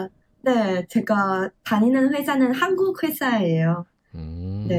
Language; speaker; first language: Korean; non-native, learner; English